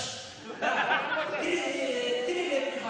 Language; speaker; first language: Russian; non-native, learner; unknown